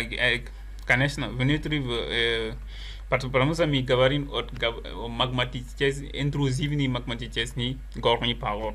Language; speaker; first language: Russian; non-native, learner; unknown